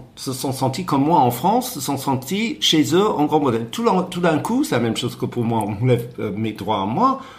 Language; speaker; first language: French; non-native, fluent; English